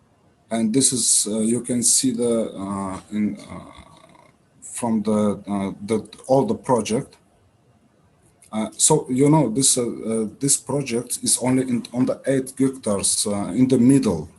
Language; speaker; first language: English; non-native, learner; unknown